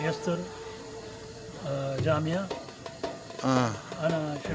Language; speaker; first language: Arabic; non-native, learner; Urdu